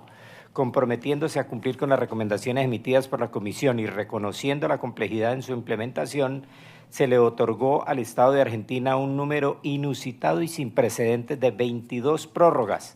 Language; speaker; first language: Spanish; native; Spanish